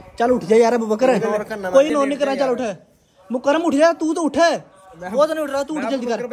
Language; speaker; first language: Urdu; non-native, local second language; Punjabi